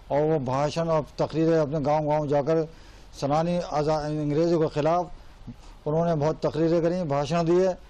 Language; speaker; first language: Hindi; native; Hindi